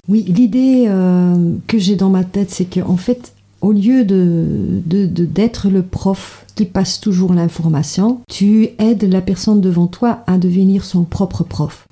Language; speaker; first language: French; non-native, fluent; Dutch